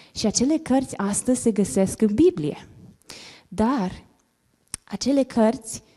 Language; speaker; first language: Romanian; non-native, learner; English